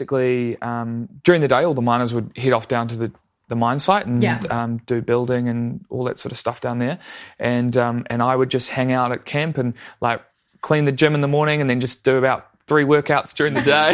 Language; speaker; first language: English; native; English